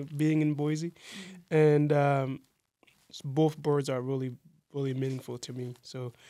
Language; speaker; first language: English; non-native, fluent; Kinyarwanda